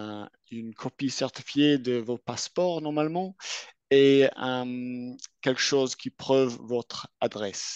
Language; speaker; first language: French; non-native, fluent; English